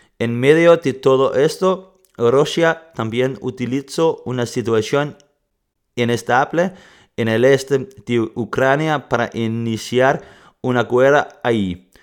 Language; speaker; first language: Spanish; non-native, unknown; Danish